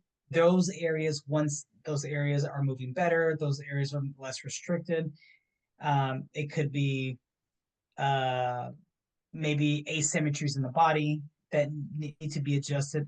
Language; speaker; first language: English; native; English